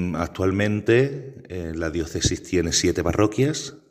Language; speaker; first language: Spanish; native; Spanish